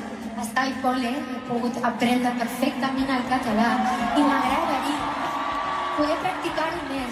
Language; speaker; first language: Catalan; non-native, local second language; Spanish